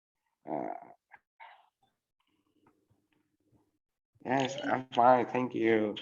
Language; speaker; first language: English; non-native, learner; Vietnamese